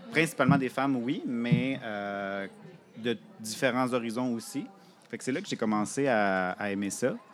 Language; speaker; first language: French; native; French